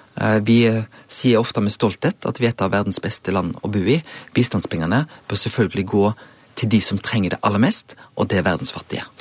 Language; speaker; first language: Norwegian; native; Norwegian